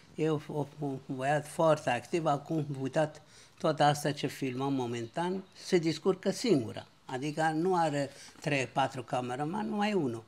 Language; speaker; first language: Romanian; non-native, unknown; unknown